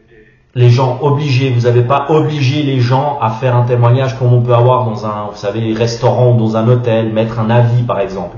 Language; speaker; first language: French; native; French